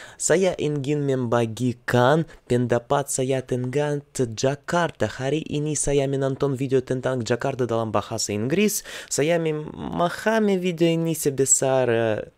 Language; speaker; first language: Indonesian; non-native, learner; Russian